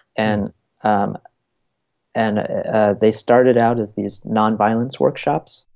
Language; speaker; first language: English; native; English